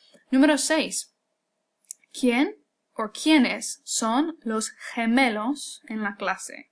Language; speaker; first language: Spanish; non-native, fluent; English